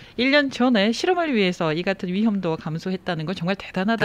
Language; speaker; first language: Korean; native; Korean